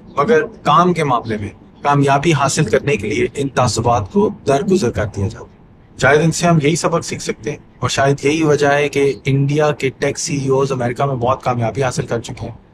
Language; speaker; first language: Urdu; native; Urdu